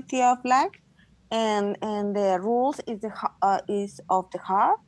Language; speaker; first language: English; non-native, learner; Spanish